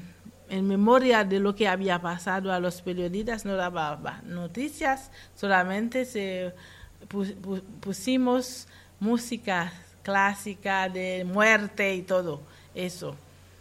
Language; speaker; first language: Spanish; non-native, fluent; Haitian Creole